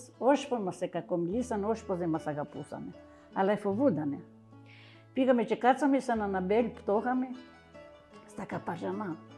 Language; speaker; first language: Greek; native; Greek